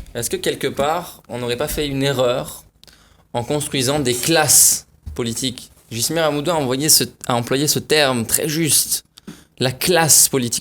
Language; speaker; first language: French; native; French